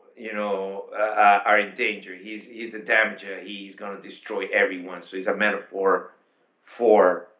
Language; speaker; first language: English; non-native, fluent; Spanish